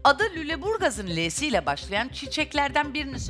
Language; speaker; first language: Turkish; native; Turkish